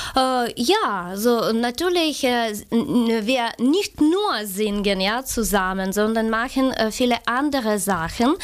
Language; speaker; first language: German; non-native, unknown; Ukrainian